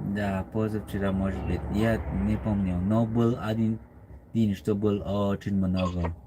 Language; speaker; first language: Russian; non-native, learner; English